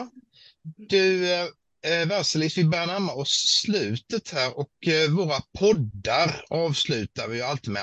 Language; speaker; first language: Swedish; native; Swedish